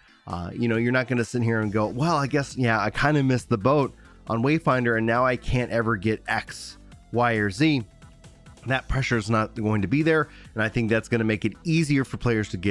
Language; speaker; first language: English; native; English